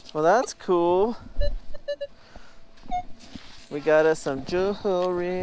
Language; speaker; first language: English; native; English